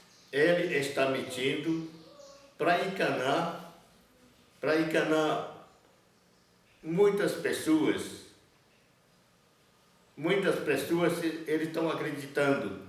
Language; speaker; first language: Portuguese; non-native, local second language; Yanomámi